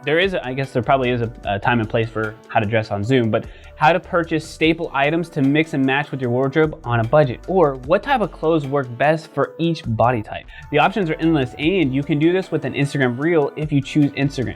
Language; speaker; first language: English; native; English